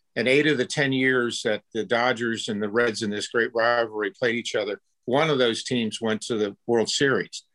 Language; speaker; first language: English; native; English